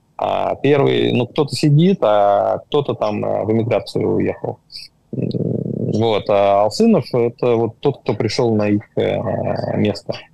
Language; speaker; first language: Russian; native; Russian